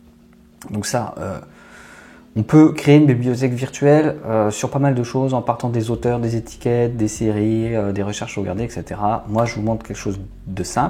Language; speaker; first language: French; native; French